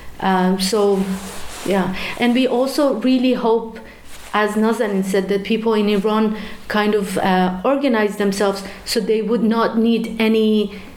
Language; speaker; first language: English; non-native, fluent; Persian